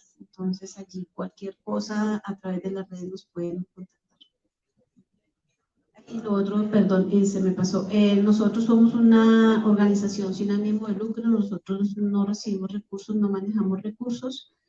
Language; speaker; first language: Spanish; native; Spanish